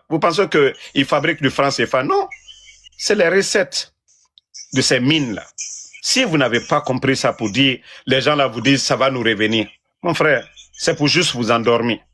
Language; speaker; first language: French; non-native, local second language; Mandingo